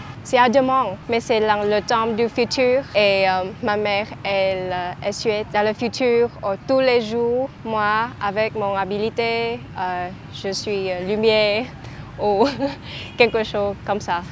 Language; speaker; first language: French; non-native, learner; Vietnamese